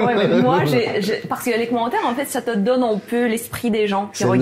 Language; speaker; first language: French; non-native, fluent; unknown